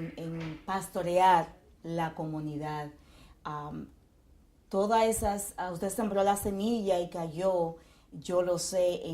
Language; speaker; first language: Spanish; native; Spanish